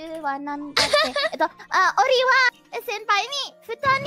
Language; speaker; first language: Japanese; non-native, learner; Indonesian